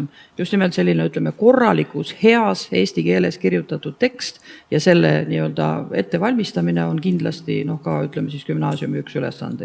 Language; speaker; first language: Estonian; native; Estonian